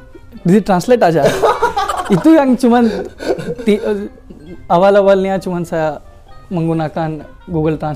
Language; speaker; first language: Indonesian; non-native, learner; Hindi